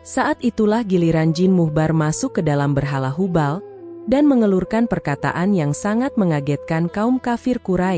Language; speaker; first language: Indonesian; native; Indonesian